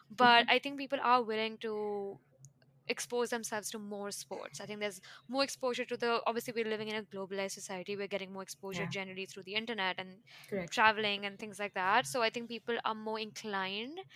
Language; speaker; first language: English; non-native, local second language; Hindi